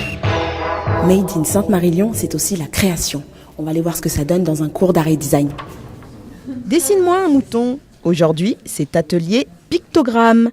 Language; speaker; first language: French; native; French